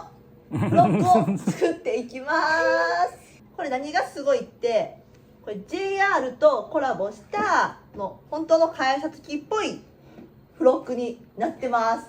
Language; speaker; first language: Japanese; native; Japanese